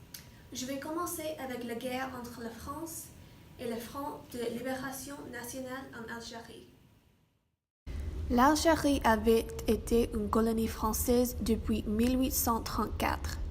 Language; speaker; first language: French; non-native, learner; English